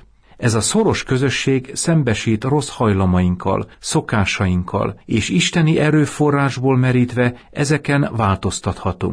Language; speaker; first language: Hungarian; native; Hungarian